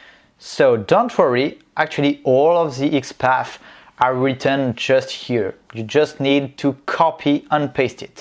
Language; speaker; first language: English; non-native, fluent; French